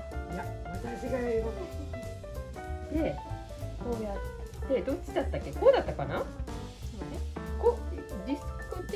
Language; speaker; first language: Japanese; native; Japanese